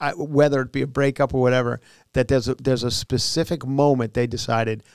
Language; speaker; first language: English; native; English